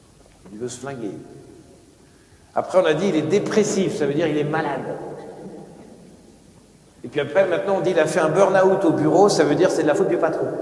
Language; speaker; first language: French; native; French